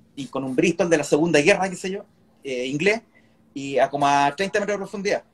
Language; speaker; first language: Spanish; native; Spanish